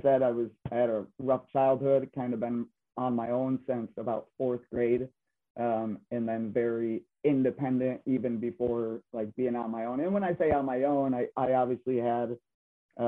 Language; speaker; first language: English; native; English